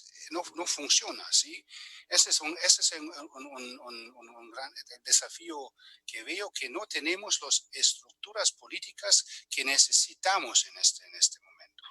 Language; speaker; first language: Spanish; non-native, fluent; German